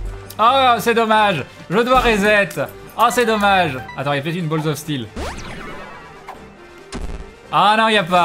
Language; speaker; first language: French; native; French